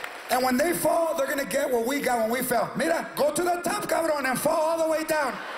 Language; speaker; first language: English; early bilingual, other home language; Spanish